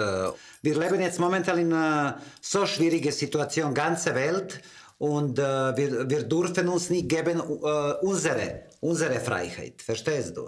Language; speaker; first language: German; non-native, learner; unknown